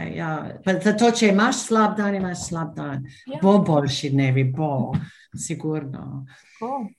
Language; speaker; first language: Slovenian; non-native, fluent; English